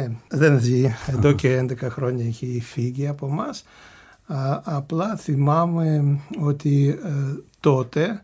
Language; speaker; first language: Greek; non-native, fluent; Russian